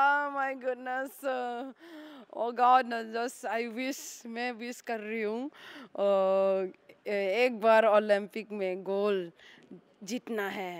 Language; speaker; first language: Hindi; non-native, local second language; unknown